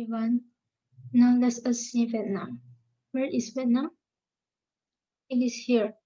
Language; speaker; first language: English; non-native, learner; Malay